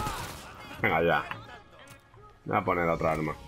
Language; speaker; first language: Spanish; native; Spanish